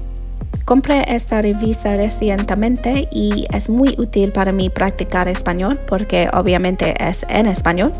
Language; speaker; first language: Spanish; non-native, learner; English